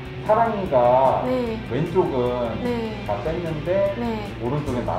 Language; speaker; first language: Korean; native; Korean